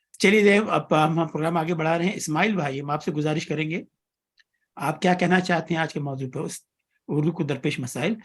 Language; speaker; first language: Urdu; native; Urdu